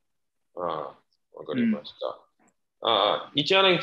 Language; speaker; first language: Japanese; non-native, learner; Chinese